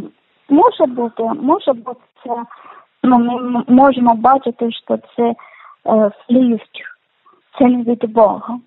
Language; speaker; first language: Ukrainian; non-native, learner; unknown